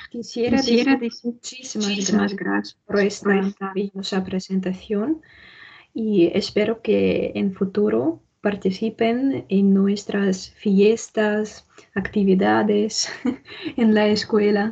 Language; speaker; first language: Spanish; non-native, fluent; Russian